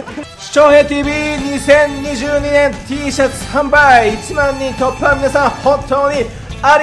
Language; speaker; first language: Japanese; native; Japanese